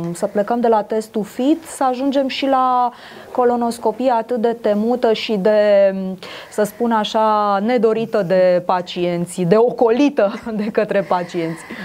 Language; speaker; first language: Romanian; native; Romanian